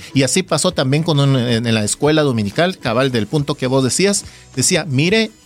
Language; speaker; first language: Spanish; non-native, fluent; Korean